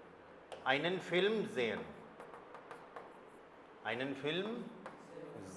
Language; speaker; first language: German; non-native, fluent; Hindi